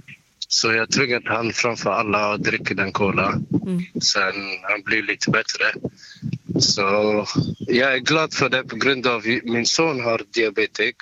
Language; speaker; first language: Swedish; non-native, learner; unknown